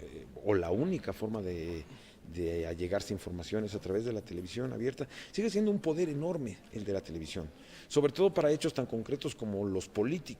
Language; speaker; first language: Spanish; native; Spanish